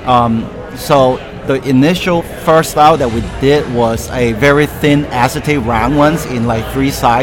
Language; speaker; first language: English; non-native, local second language; Cantonese